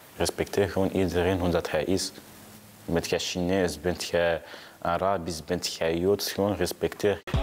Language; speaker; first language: Dutch; early bilingual, other home language; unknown